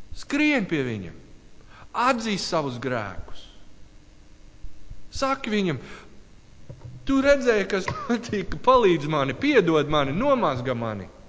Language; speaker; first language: Latvian; non-native, learner; English